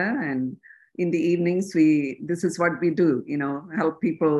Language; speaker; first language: English; non-native, local second language; Tamil